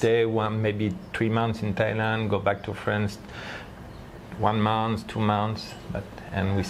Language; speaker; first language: English; non-native, learner; French